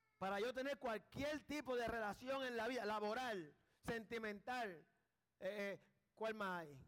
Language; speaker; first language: Spanish; early bilingual, heritage; Spanish